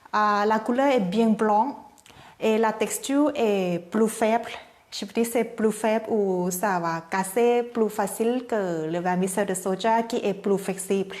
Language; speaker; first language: French; non-native, learner; Thai